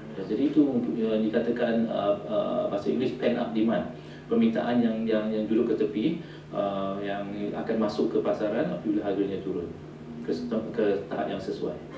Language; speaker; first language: Malay; native; Malay